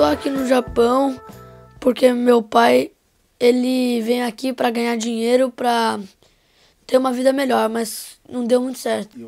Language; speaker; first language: Portuguese; early bilingual, heritage; Portuguese